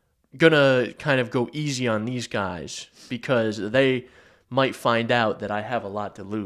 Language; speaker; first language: English; native; English